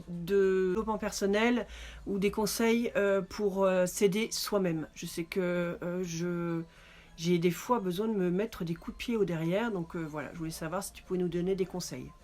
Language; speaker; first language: French; native; French